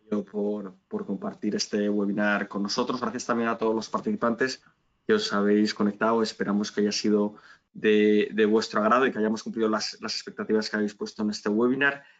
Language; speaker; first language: Spanish; native; Spanish